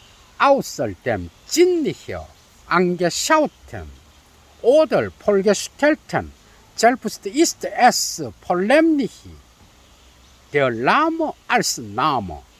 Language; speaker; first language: German; non-native, fluent; Korean